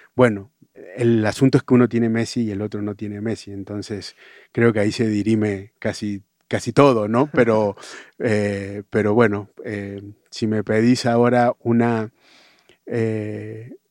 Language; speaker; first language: Spanish; native; Spanish